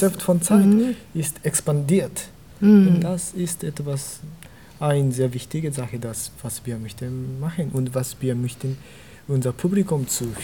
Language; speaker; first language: German; non-native, learner; Japanese